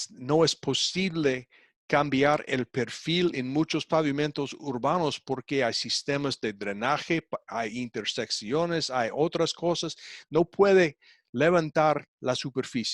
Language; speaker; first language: Spanish; non-native, fluent; English